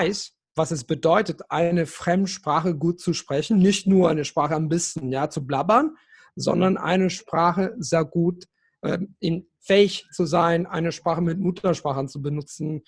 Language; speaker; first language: German; non-native, fluent; Italian